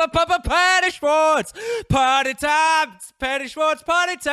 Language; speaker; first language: English; native; English